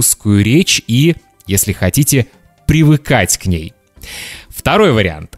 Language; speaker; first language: Russian; native; Russian